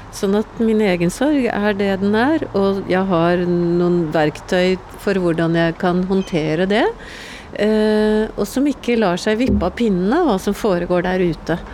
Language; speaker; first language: Norwegian; native; Norwegian